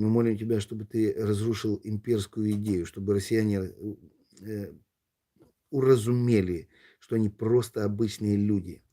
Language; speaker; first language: Russian; native; Russian